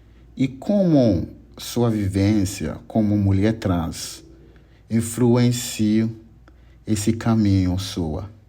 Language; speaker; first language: Portuguese; non-native, learner; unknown